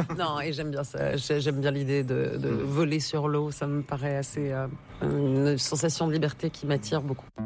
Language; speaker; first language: French; native; French